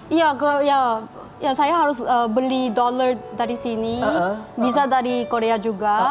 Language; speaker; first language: Indonesian; non-native, fluent; Korean